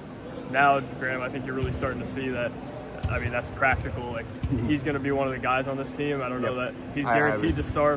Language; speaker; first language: English; native; English